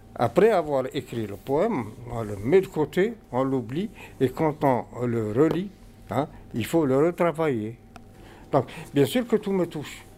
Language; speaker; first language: French; non-native, local second language; Arabic